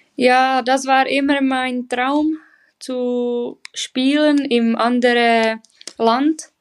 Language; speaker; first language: German; non-native, learner; Czech